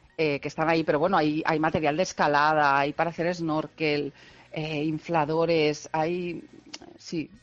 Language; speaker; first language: Spanish; non-native, local second language; Catalan